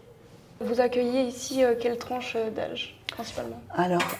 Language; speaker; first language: French; native; French